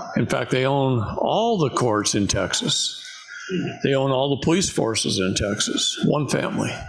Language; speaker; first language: English; native; English